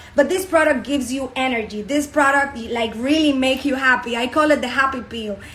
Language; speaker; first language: English; non-native, fluent; Spanish